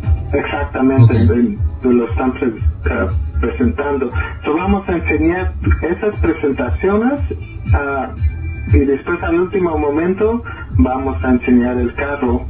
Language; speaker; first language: Spanish; early bilingual, heritage; Spanish